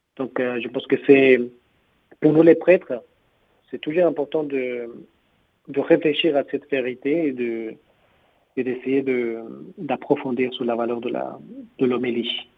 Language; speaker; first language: French; non-native, fluent; Spanish